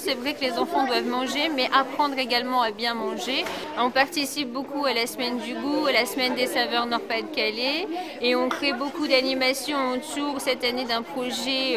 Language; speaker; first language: French; native; French